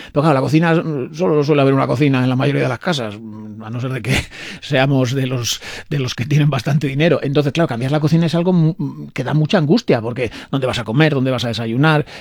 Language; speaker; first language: Spanish; native; Spanish